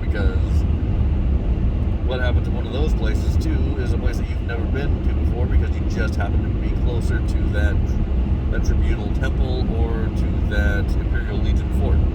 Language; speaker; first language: English; native; English